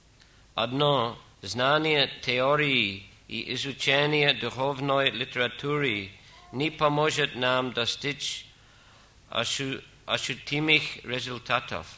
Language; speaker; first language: Russian; non-native, fluent; English